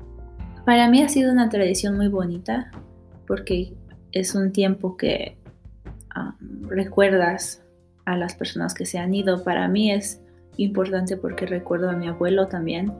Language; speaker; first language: Spanish; early bilingual, heritage; Spanish